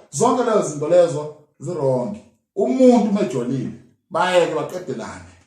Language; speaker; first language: Zulu; native; Zulu